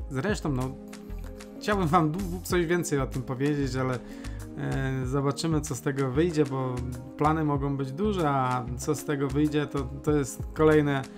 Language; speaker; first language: Polish; native; Polish